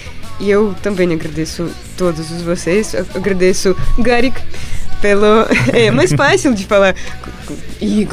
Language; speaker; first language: Portuguese; non-native, fluent; Russian